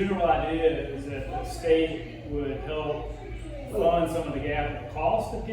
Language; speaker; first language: English; native; English